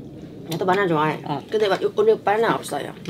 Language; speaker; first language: Korean; non-native, fluent; Vietnamese